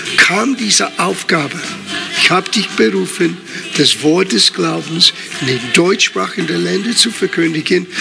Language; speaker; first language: German; non-native, fluent; English